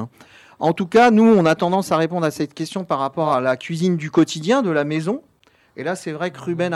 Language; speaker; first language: French; native; French